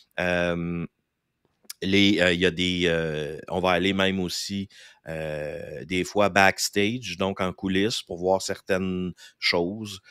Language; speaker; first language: French; native; French